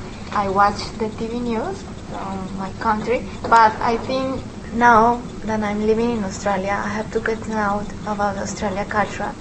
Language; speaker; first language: English; non-native, learner; Spanish